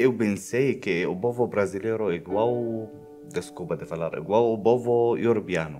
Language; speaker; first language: Portuguese; non-native, learner; Arabic